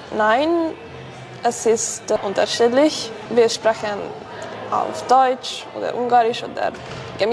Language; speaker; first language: German; non-native, local second language; Hungarian